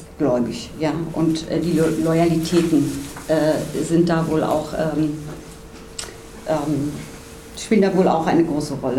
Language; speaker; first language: German; native; German